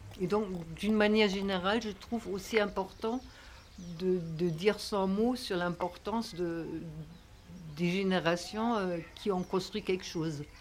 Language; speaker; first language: French; non-native, fluent; German